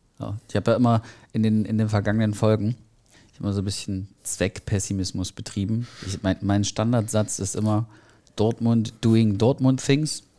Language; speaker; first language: German; native; German